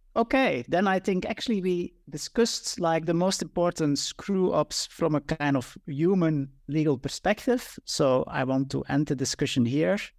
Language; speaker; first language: English; non-native, fluent; Dutch